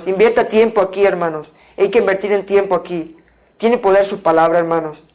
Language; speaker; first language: Spanish; native; Spanish